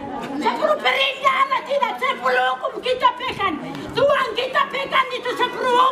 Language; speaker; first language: Indonesian; non-native, local second language; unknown